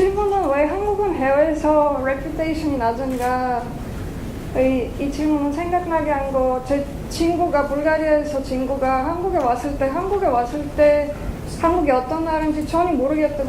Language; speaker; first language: Korean; non-native, fluent; Bulgarian